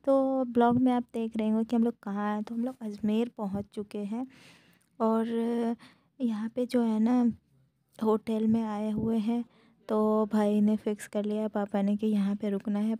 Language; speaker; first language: Hindi; native; Hindi